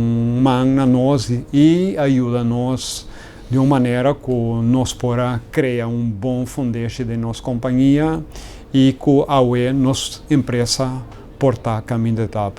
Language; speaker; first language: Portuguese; early bilingual, heritage; Portuguese